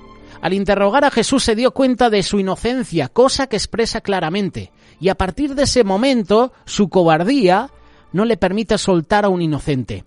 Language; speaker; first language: Spanish; native; Spanish